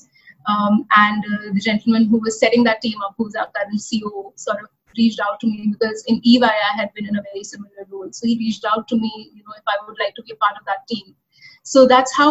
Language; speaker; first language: English; non-native, local second language; Hindi